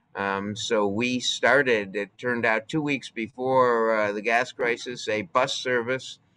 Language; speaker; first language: English; native; English